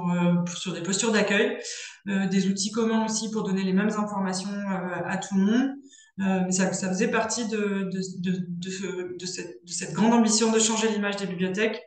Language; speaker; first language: French; native; French